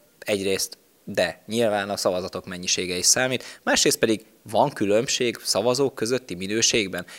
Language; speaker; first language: Hungarian; native; Hungarian